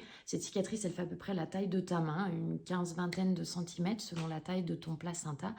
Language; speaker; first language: French; native; French